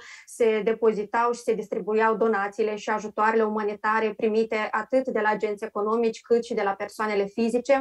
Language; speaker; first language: Romanian; native; Romanian